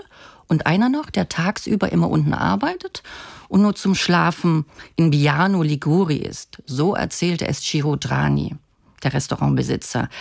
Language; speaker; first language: German; native; German